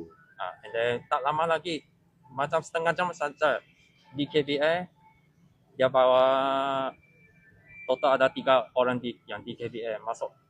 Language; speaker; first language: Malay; non-native, local second language; Chinese